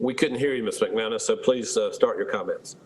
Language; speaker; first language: English; native; English